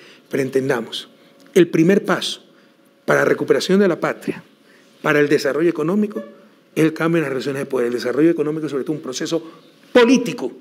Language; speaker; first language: Spanish; native; Spanish